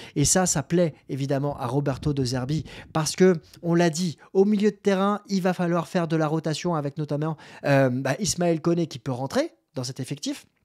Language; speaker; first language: French; native; French